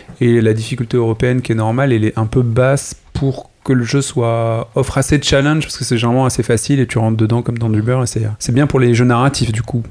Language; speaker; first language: French; native; French